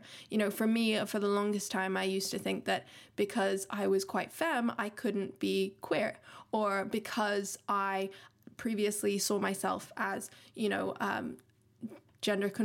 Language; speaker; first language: English; non-native, local second language; Cantonese